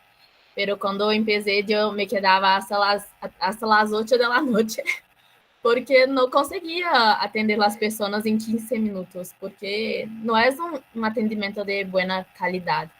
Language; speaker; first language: Spanish; non-native, learner; Portuguese